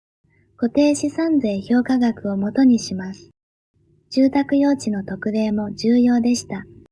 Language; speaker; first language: Japanese; native; Japanese